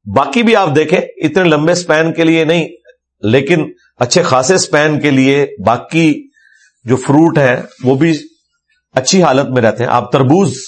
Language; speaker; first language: Urdu; non-native, local second language; Punjabi